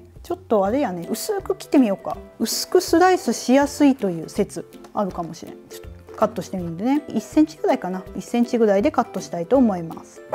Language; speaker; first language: Japanese; native; Japanese